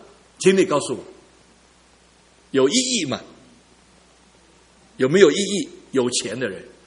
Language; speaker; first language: Chinese; early bilingual, heritage; Cantonese